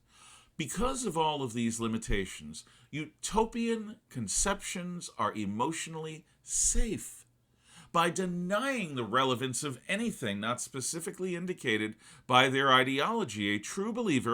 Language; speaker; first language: English; native; English